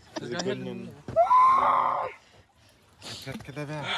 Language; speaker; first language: Danish; non-native, learner; Thai